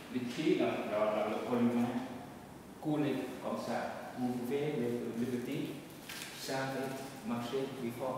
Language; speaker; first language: French; non-native, learner; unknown